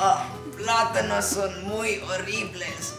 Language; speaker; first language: Spanish; non-native, learner; English